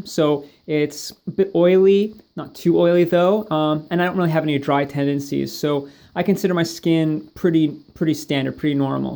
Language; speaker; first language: English; native; English